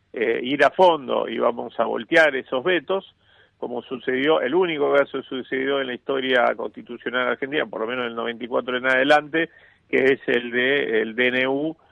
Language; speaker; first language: Spanish; native; Spanish